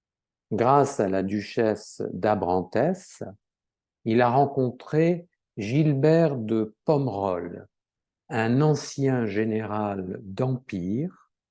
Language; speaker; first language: French; native; French